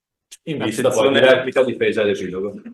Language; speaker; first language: Italian; native; Italian